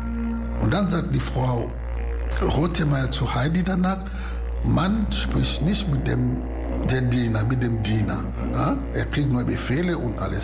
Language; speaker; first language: German; non-native, learner; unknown